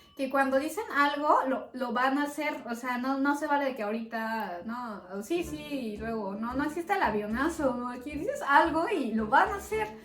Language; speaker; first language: Spanish; native; Spanish